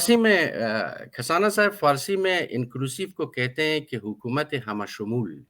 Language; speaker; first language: Hindi; non-native, fluent; Persian